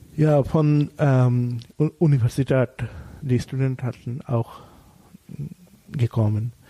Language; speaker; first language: German; non-native, learner; Bangla